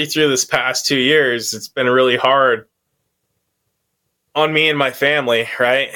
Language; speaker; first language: English; native; English